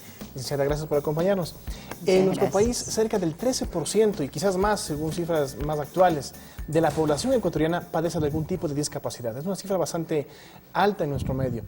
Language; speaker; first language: Spanish; native; Spanish